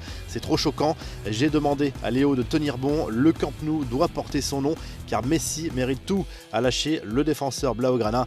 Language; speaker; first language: French; native; French